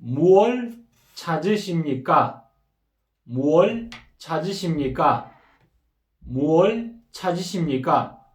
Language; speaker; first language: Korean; non-native, fluent; Kyrgyz